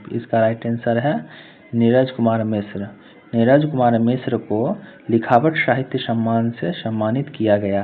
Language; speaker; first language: Hindi; native; Hindi